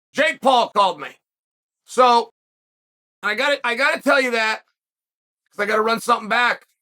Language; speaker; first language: English; native; English